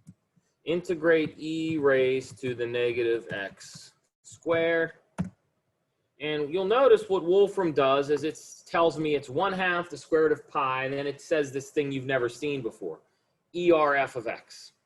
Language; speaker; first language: English; native; English